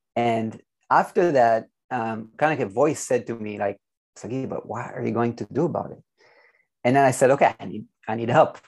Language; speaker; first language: English; non-native, fluent; Hebrew